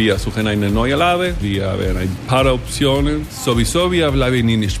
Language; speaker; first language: German; non-native, learner; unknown